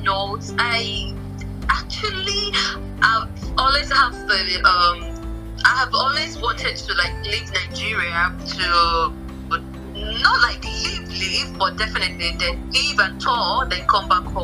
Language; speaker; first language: English; non-native, local second language; Yoruba